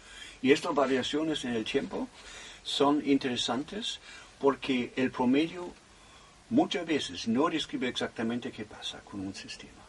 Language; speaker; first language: Spanish; non-native, fluent; German